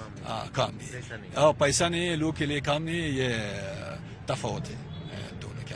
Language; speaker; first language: Hindi; non-native, learner; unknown